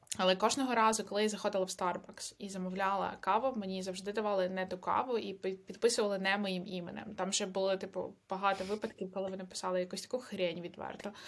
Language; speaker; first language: Ukrainian; native; Ukrainian